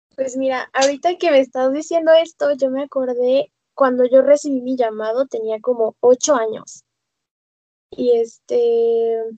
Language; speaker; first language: Spanish; native; Spanish